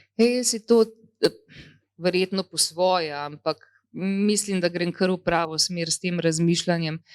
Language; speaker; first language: Slovenian; native; Slovenian